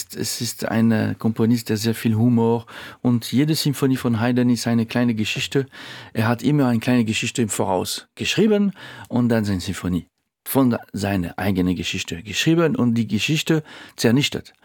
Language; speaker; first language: German; non-native, fluent; French